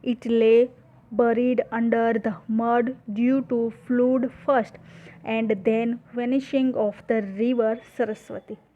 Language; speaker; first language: English; non-native, local second language; Gujarati